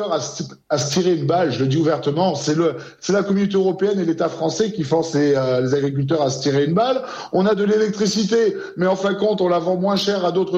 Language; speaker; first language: French; native; French